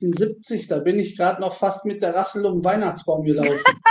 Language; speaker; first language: German; native; German